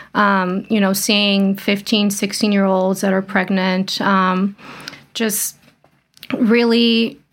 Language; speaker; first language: English; early bilingual, other home language; Portuguese